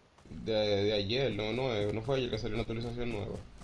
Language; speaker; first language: Spanish; early bilingual, heritage; Spanish